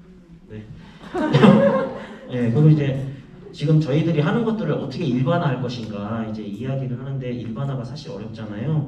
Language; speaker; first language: Korean; native; Korean